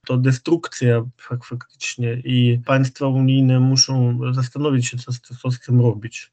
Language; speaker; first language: Polish; non-native, fluent; Ukrainian